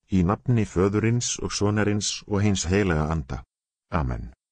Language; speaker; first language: Icelandic; non-native, learner; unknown